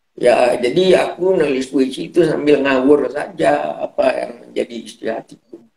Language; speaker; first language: Indonesian; non-native, local second language; Madurese